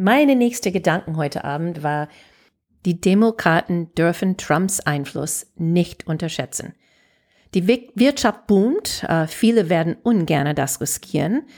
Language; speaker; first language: German; non-native, fluent; English